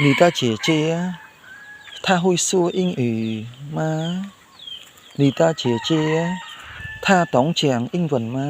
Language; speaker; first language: Chinese; non-native, fluent; Khmer